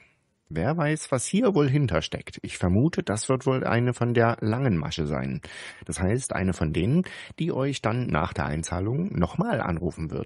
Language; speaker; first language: German; native; German